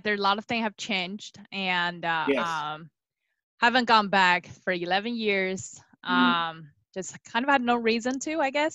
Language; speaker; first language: English; non-native, fluent; Chinese